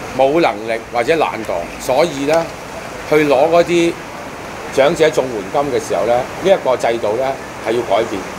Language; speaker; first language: Cantonese; native; Cantonese